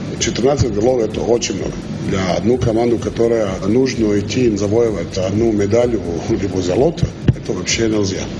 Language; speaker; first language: Russian; non-native, learner; Serbian